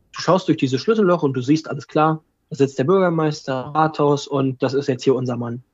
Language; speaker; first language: German; native; German